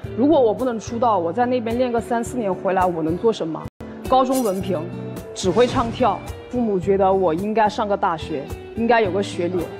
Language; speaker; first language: Chinese; native; Chinese